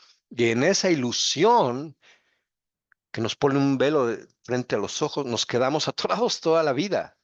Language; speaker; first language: Spanish; native; Spanish